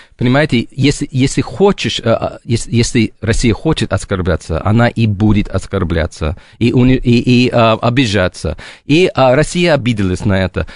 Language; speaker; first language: Russian; non-native, fluent; English